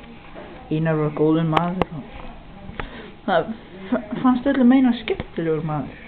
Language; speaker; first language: Icelandic; native; Icelandic